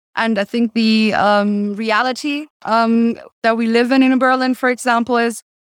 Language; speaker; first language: English; non-native, fluent; German